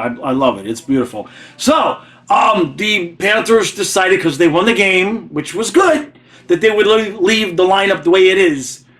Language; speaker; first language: English; native; English